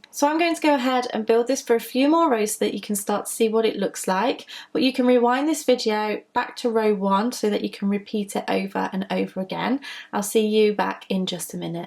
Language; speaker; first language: English; native; English